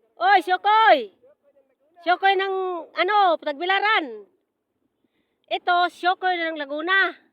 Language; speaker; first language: Filipino; non-native, local second language; Cebuano